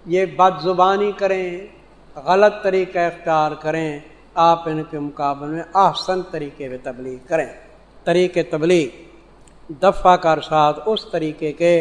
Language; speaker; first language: Urdu; non-native, local second language; Saraiki